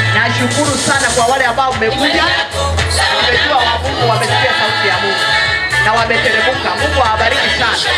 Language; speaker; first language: Swahili; non-native, local second language; Gusii